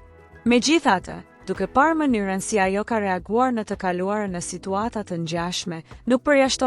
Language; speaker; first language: Albanian; native; Albanian